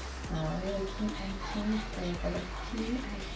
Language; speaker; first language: Spanish; native; Spanish